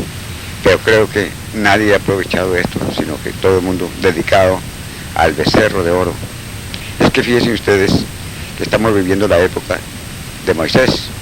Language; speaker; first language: Spanish; native; Spanish